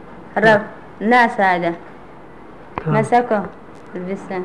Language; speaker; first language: Arabic; non-native, learner; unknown